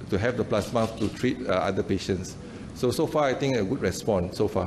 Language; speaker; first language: English; non-native, local second language; Malay